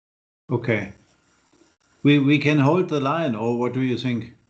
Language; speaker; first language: English; non-native, fluent; German